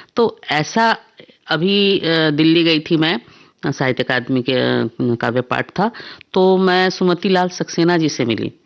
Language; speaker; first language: Hindi; non-native, local second language; Bangla